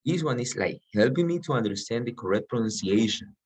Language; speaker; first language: English; non-native, fluent; Spanish